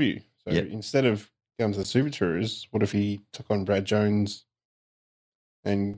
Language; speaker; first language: English; native; English